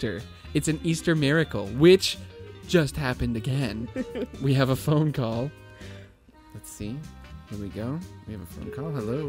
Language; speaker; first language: English; non-native, local second language; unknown